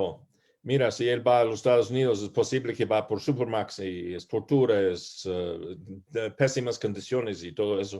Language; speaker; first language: Spanish; non-native, learner; English